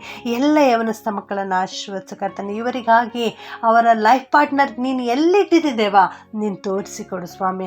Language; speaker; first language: Kannada; native; Kannada